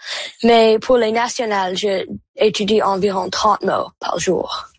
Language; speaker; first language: French; non-native, local second language; English